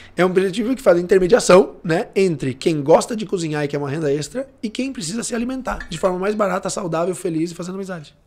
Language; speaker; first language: Portuguese; early bilingual, heritage; Portuguese